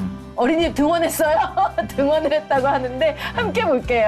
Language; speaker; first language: Korean; native; Korean